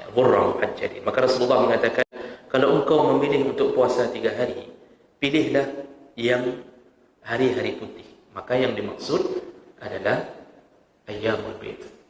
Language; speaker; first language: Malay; non-native, local second language; Achinese